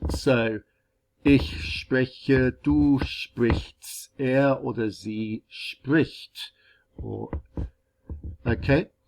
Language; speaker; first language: German; non-native, fluent; English